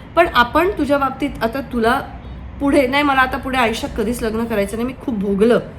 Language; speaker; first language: Marathi; native; Marathi